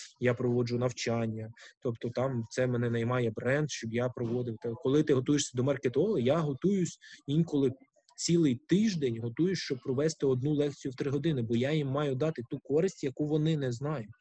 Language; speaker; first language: Ukrainian; non-native, local second language; Russian